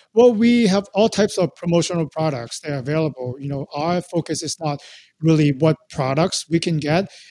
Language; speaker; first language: English; non-native, local second language; Cantonese